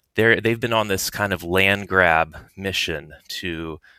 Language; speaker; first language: English; native; English